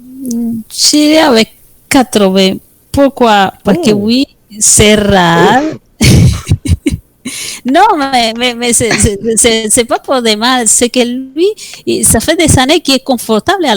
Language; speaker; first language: French; non-native, fluent; Spanish